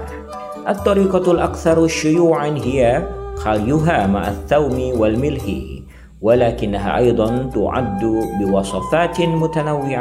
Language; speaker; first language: Arabic; non-native, fluent; Indonesian